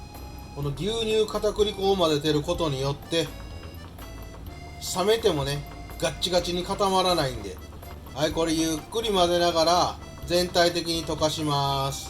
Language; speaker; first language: Japanese; native; Japanese